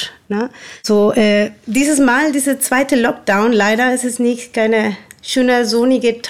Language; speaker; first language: German; non-native, fluent; Spanish